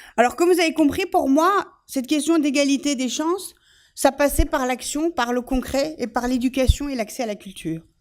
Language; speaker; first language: French; early bilingual, other home language; Persian